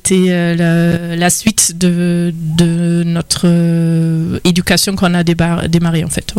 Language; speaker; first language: French; non-native, fluent; German